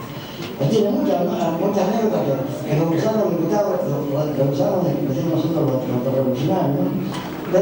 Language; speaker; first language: Spanish; native; Spanish